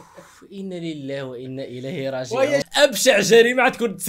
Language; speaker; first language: Arabic; native; Arabic